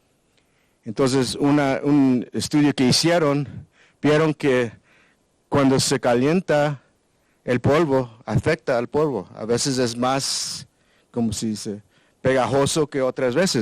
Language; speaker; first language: Spanish; non-native, learner; English